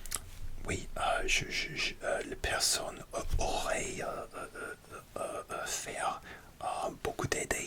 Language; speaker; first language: French; non-native, learner; English